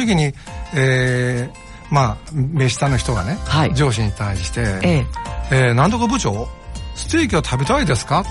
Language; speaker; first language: Japanese; native; Japanese